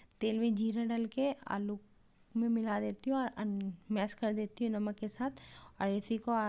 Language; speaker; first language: Hindi; native; Hindi